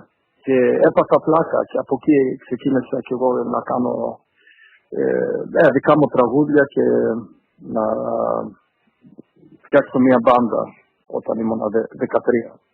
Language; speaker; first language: Greek; early bilingual, heritage; Greek